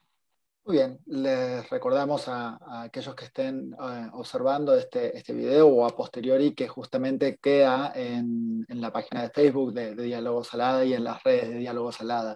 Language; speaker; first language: Spanish; native; Spanish